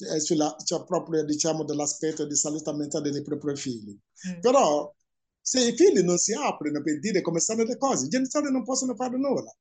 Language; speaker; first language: Italian; non-native, fluent; Igbo